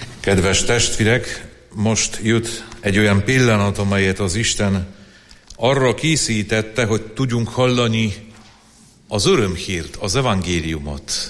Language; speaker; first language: Hungarian; non-native, fluent; Polish